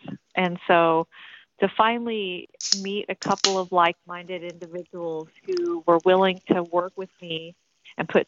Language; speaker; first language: English; native; English